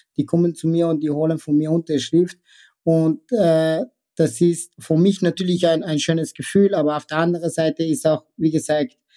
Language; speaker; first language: German; non-native, fluent; Persian